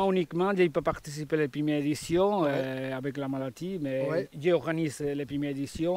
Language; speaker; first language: French; non-native, learner; Spanish